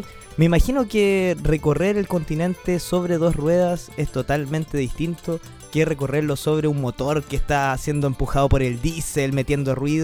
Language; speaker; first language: Spanish; native; Spanish